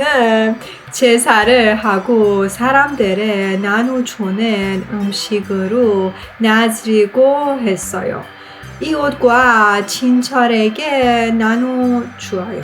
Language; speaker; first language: Korean; non-native, learner; Persian